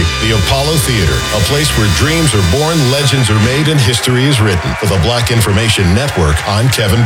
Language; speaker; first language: English; native; English